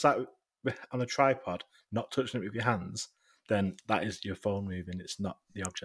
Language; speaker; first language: English; native; English